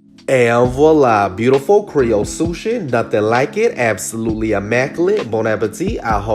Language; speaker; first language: English; native; English